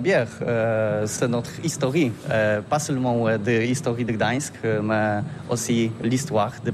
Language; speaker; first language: French; non-native, learner; Polish